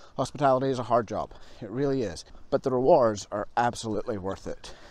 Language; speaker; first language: English; native; English